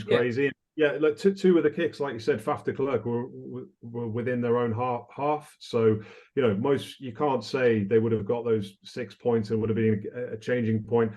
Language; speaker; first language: English; native; English